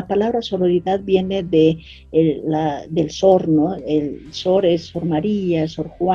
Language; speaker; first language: Spanish; native; Spanish